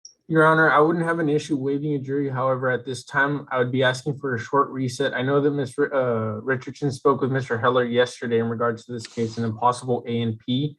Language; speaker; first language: English; native; English